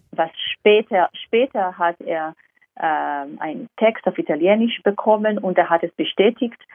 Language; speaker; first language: German; non-native, fluent; Hebrew